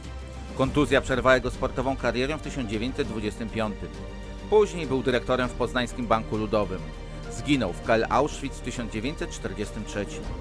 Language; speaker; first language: Polish; native; Polish